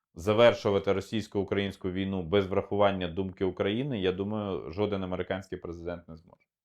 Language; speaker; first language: Ukrainian; native; Ukrainian